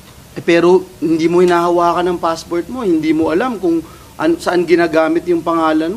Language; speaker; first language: Filipino; native; Filipino